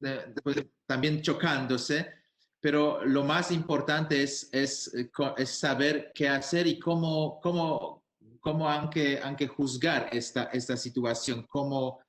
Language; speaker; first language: Spanish; non-native, fluent; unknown